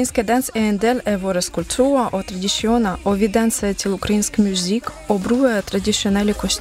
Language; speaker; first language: Danish; non-native, learner; Ukrainian